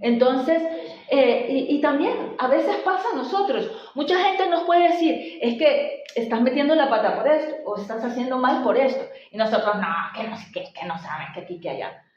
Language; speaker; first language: Spanish; native; Spanish